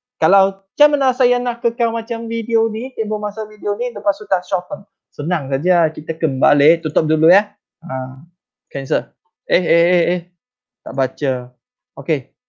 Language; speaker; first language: Malay; non-native, local second language; Chinese